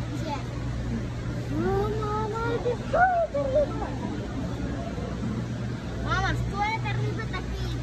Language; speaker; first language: Russian; early bilingual, heritage; Russian